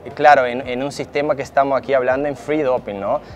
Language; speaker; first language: Spanish; early bilingual, heritage; Spanish